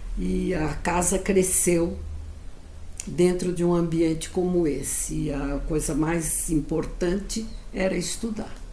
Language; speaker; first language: Portuguese; early bilingual, other home language; Yiddish